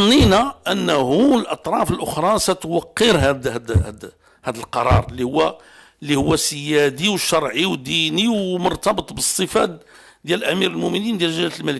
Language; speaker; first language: Arabic; native; Arabic